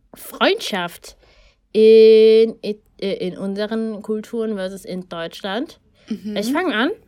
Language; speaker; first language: German; early bilingual, other home language; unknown